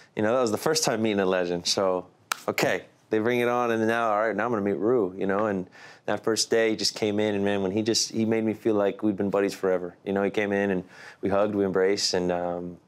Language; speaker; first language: English; native; English